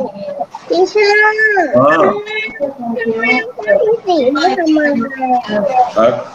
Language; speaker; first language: Thai; native; Thai